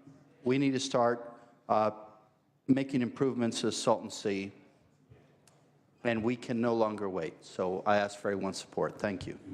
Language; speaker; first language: English; native; English